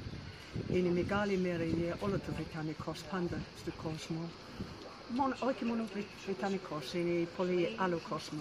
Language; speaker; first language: Greek; non-native, learner; English